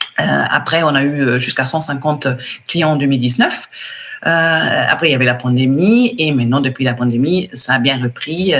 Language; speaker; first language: French; non-native, fluent; German